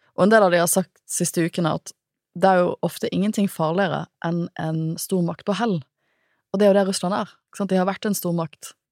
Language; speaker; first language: Norwegian; native; Norwegian